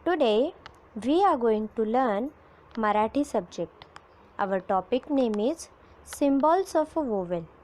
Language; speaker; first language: English; non-native, local second language; Marathi